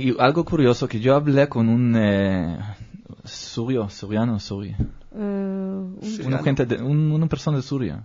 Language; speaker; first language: Spanish; non-native, learner; Hebrew